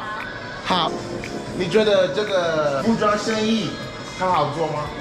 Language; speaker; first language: Chinese; non-native, learner; English